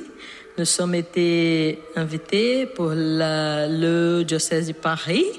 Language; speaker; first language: French; non-native, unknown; Portuguese